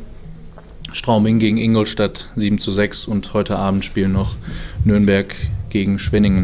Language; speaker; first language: German; native; German